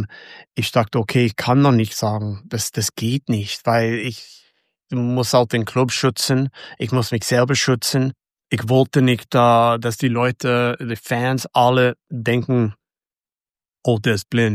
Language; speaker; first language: German; non-native, fluent; English